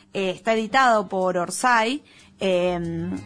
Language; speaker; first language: Spanish; native; Spanish